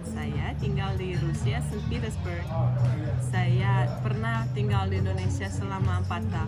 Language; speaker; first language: Indonesian; non-native, fluent; Russian